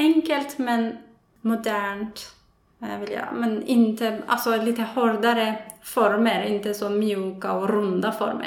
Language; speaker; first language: Swedish; non-native, fluent; Persian